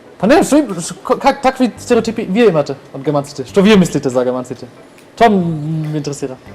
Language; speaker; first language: Macedonian; non-native, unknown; German